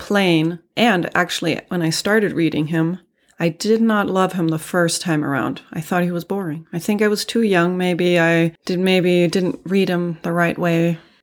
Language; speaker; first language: English; non-native, fluent; Swedish